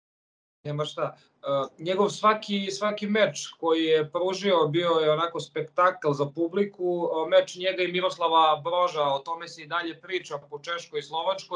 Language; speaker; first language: Serbian; native; Serbian